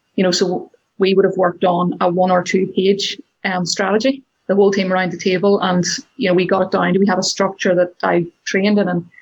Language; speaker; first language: English; native; English